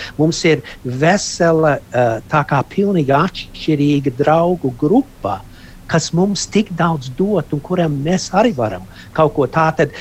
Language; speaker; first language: Latvian; early bilingual, heritage; Latvian